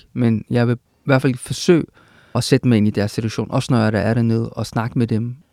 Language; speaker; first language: Danish; native; Danish